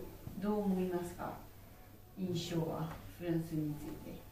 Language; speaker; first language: Japanese; non-native, fluent; French